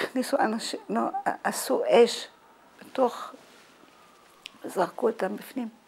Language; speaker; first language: Hebrew; non-native, fluent; Dutch